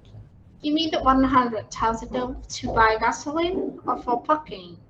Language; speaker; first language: English; non-native, fluent; Vietnamese